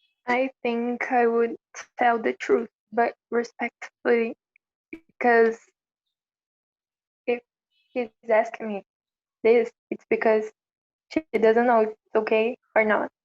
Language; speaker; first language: English; non-native, fluent; Portuguese